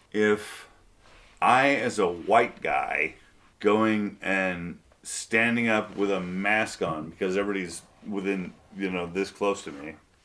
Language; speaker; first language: English; native; English